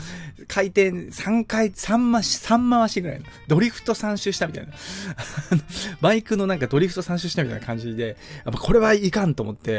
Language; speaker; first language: Japanese; native; Japanese